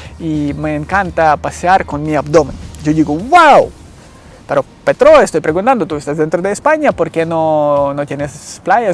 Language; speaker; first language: Spanish; non-native, learner; Ukrainian